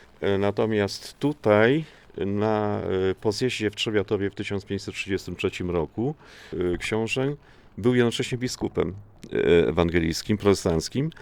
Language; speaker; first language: Polish; native; Polish